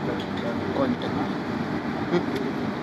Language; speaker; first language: English; non-native, learner; Arabic